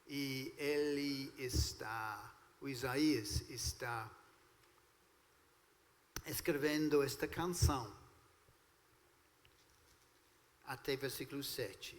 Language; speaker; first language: Portuguese; non-native, fluent; English